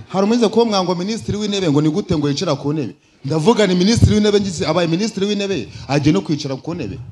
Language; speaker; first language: Kinyarwanda; native; Kinyarwanda